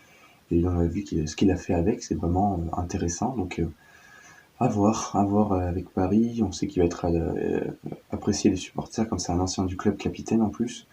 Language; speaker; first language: French; native; French